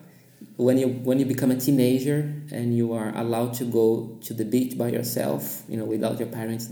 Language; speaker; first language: English; non-native, fluent; Portuguese